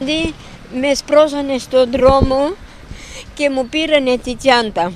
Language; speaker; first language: Greek; non-native, fluent; Bulgarian